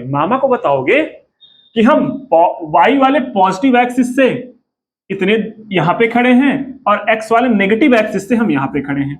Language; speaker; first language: Hindi; native; Hindi